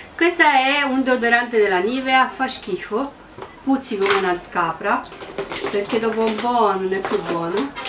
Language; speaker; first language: Italian; non-native, fluent; Romanian